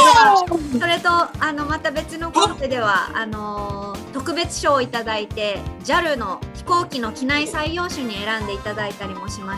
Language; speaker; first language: Japanese; native; Japanese